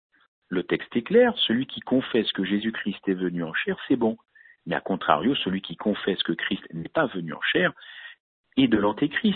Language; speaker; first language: French; native; French